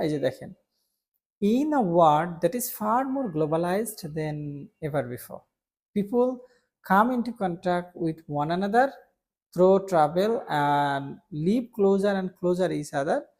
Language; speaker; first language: English; non-native, local second language; Bangla